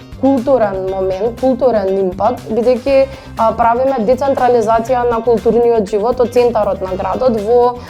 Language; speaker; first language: Macedonian; native; Macedonian